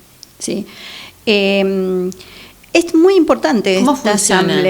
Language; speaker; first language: Spanish; native; Spanish